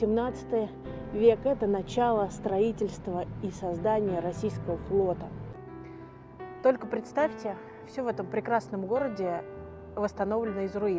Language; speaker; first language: Russian; native; Russian